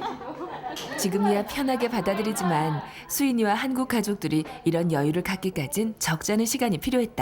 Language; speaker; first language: Korean; native; Korean